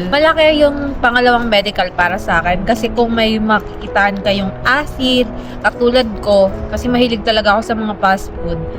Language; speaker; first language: Filipino; native; Filipino